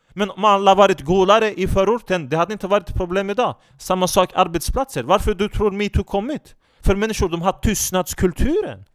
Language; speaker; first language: Swedish; non-native, fluent; Turkish